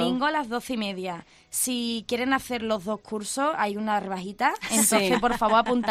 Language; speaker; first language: Spanish; native; Spanish